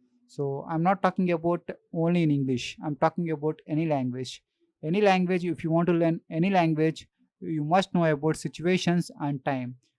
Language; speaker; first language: English; non-native, local second language; Telugu